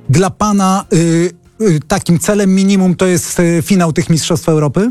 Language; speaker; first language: Polish; native; Polish